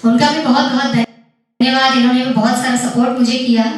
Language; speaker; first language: Hindi; non-native, local second language; Marathi